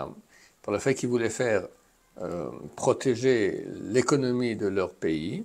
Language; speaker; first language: French; native; French